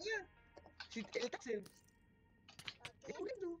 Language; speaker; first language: Spanish; native; Spanish